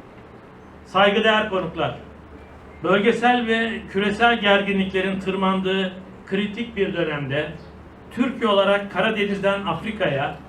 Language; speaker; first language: Turkish; native; Turkish